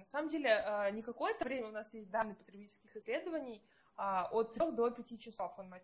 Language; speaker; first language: Russian; native; Russian